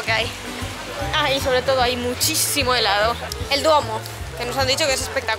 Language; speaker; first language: Spanish; native; Spanish